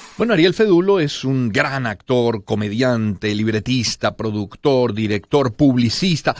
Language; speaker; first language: Spanish; native; Spanish